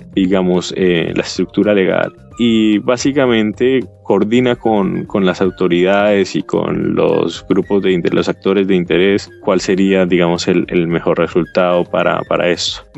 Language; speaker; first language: Spanish; native; Spanish